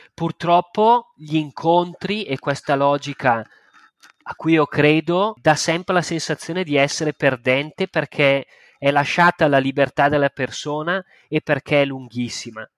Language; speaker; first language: Italian; native; Italian